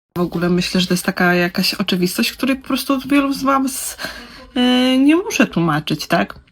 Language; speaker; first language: Polish; native; Polish